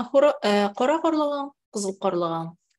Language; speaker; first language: Japanese; non-native, fluent; Tatar